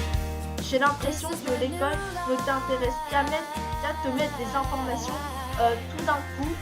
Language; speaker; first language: French; early bilingual, other home language; Korean